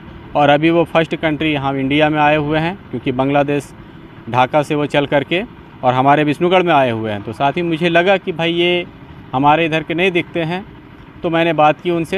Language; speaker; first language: Hindi; native; Hindi